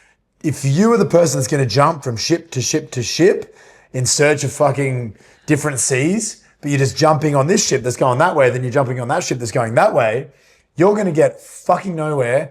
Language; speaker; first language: English; native; English